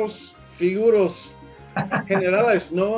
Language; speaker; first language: Spanish; early bilingual, heritage; English